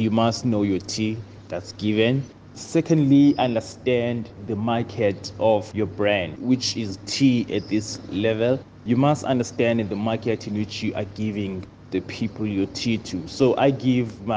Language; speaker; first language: English; non-native, local second language; Xhosa